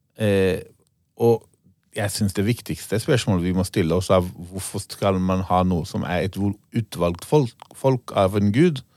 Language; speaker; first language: Norwegian; non-native, fluent; Hebrew